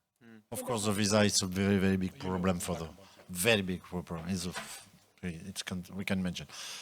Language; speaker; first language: English; non-native, local second language; French